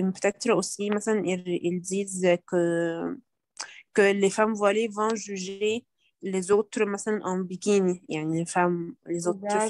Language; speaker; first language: French; non-native, learner; Arabic